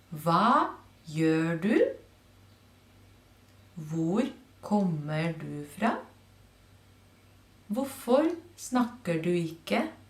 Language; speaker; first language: Norwegian; non-native, fluent; Spanish